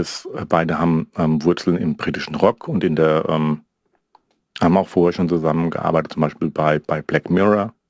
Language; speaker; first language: German; native; German